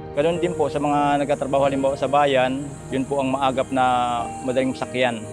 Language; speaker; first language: Filipino; native; Filipino